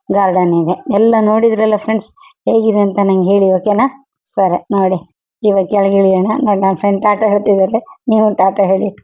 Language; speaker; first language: Kannada; non-native, local second language; Telugu